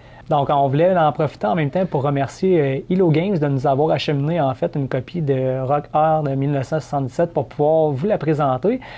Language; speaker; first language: French; native; French